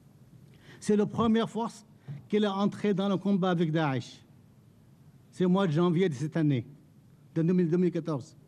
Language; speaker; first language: French; non-native, fluent; Arabic